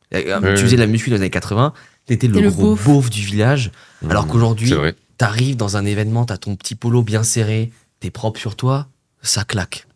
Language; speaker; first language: French; native; French